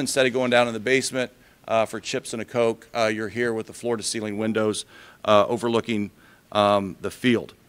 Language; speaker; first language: English; native; English